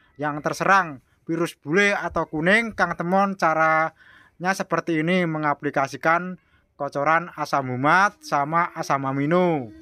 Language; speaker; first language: Indonesian; non-native, local second language; Javanese